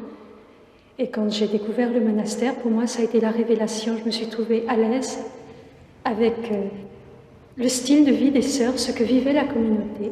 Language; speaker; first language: French; native; French